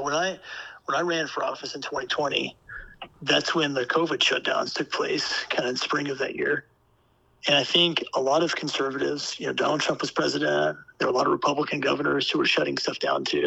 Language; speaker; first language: English; native; English